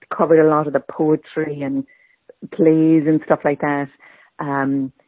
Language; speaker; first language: English; native; English